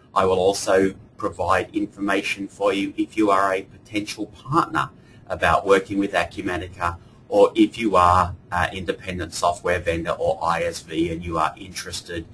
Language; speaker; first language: English; native; English